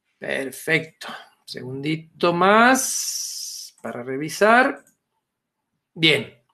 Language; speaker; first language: Spanish; non-native, fluent; Italian